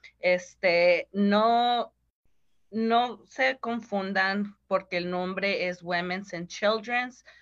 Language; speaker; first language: Spanish; early bilingual, heritage; Spanish